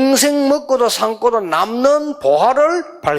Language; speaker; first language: Korean; native; Korean